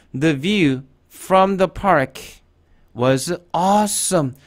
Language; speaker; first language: English; non-native, fluent; Korean